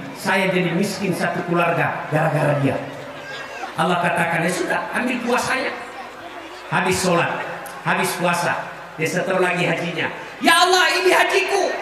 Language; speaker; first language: Indonesian; non-native, local second language; Buginese